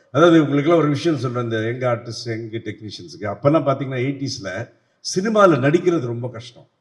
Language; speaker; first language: Tamil; native; Tamil